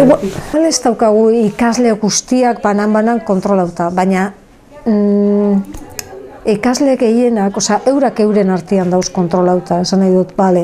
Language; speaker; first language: Basque; native; Basque